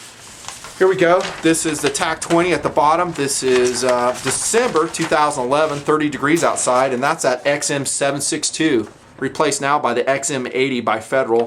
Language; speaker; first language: English; native; English